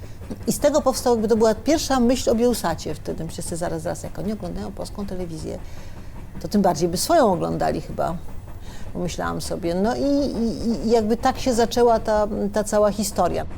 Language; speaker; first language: Polish; native; Polish